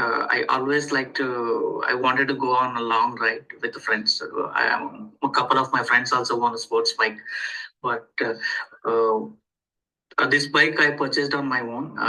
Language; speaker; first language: English; non-native, fluent; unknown